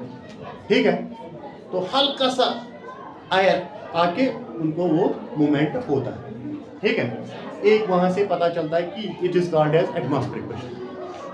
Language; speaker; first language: Hindi; non-native, local second language; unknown